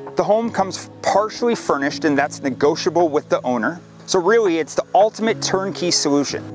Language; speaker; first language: English; native; English